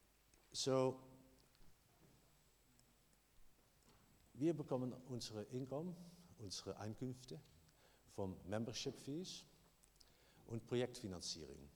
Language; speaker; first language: German; non-native, learner; Dutch